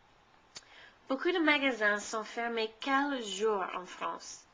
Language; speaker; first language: French; non-native, fluent; English